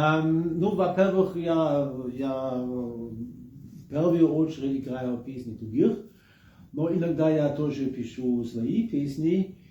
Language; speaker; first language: Russian; non-native, fluent; German